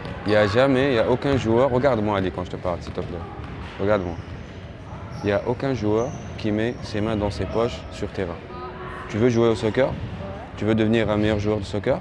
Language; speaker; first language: French; non-native, local second language; Arabic